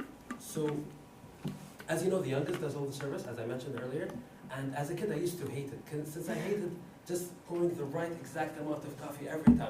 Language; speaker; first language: English; non-native, fluent; Arabic